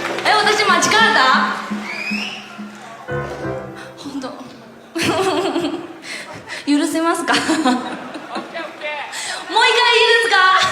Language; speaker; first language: Japanese; non-native, learner; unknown